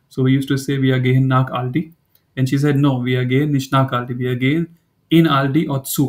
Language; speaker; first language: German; non-native, fluent; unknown